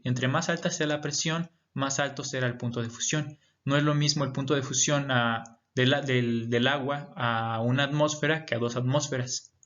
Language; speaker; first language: Spanish; native; Spanish